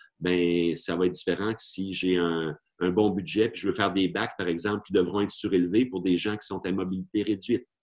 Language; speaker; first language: French; native; French